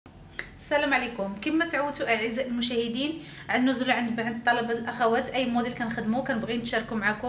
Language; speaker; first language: Arabic; native; Arabic